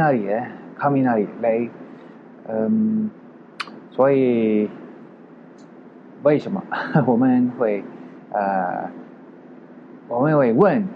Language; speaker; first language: Chinese; non-native, learner; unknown